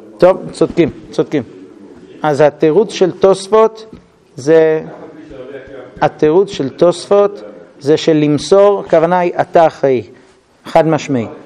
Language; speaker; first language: Hebrew; non-native, fluent; English